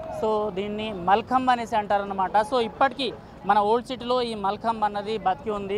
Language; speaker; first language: Telugu; native; Telugu